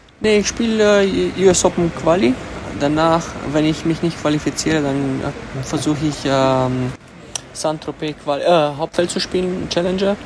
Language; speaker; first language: German; early bilingual, other home language; Romanian